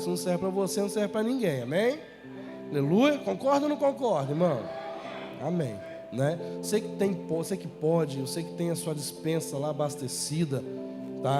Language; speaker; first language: Portuguese; native; Portuguese